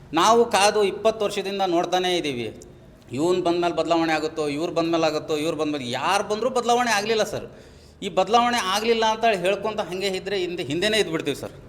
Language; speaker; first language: Kannada; native; Kannada